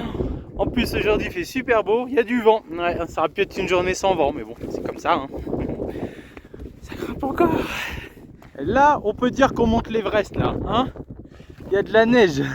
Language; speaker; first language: French; native; French